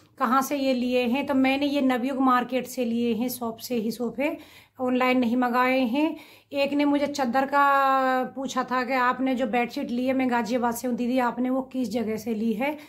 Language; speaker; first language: Hindi; native; Hindi